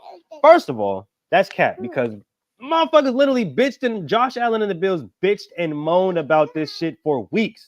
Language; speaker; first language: English; native; English